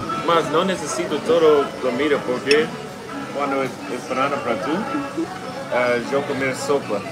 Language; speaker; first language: Spanish; non-native, learner; English